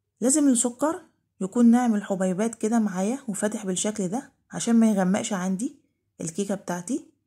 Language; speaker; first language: Arabic; native; Arabic